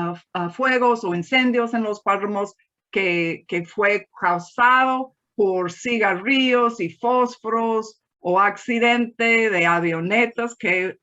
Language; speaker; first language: Spanish; non-native, fluent; English